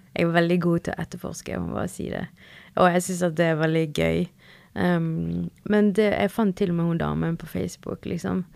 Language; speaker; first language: Norwegian; early bilingual, other home language; Spanish